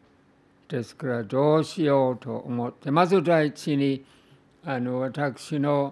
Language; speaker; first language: Japanese; non-native, fluent; English